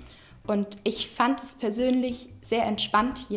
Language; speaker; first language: German; native; German